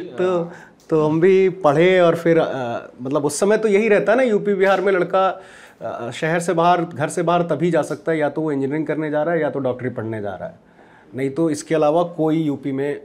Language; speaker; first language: Hindi; native; Hindi